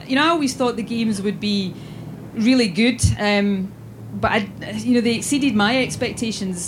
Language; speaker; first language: English; native; English